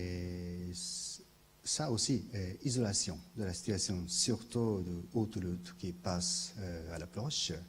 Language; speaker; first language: French; non-native, learner; Japanese